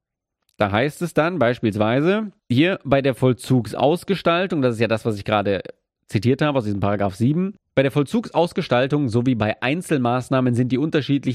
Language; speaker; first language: German; native; German